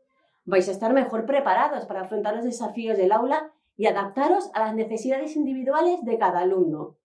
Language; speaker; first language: Spanish; native; Spanish